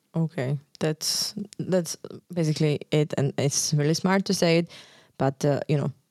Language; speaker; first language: English; non-native, fluent; Slovak